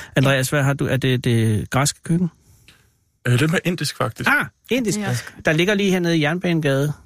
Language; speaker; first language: Danish; native; Danish